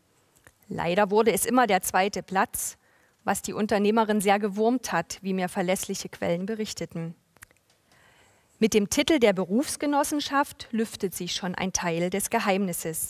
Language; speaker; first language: German; native; German